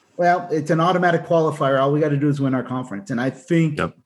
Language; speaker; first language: English; native; English